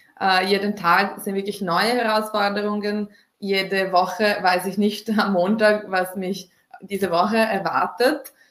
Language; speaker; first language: German; non-native, fluent; Italian